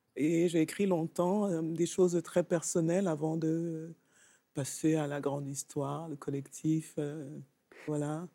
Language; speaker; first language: French; native; French